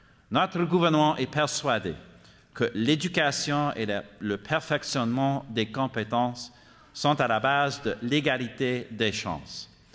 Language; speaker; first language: French; non-native, fluent; English